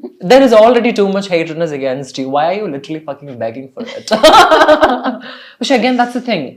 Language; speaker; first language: English; non-native, local second language; Malayalam